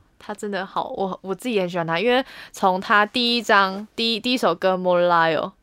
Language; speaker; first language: Chinese; native; Chinese